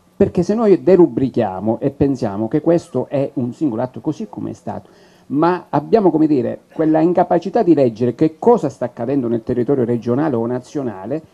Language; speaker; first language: Italian; native; Italian